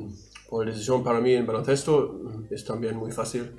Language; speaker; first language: Spanish; non-native, learner; German